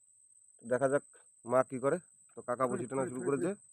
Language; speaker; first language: Bangla; native; Bangla